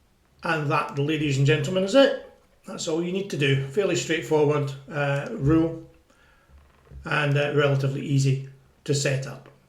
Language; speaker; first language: English; native; English